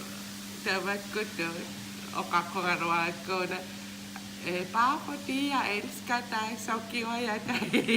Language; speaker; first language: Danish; non-native, local second language; Kalaallisut